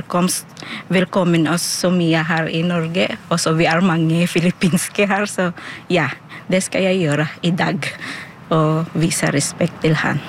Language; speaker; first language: Norwegian; non-native, fluent; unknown